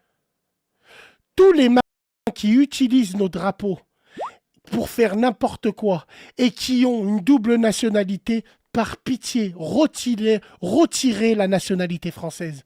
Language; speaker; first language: French; native; French